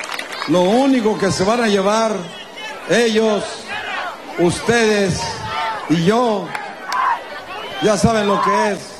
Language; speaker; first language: Spanish; native; Spanish